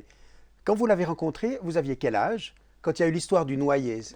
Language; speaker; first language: French; native; French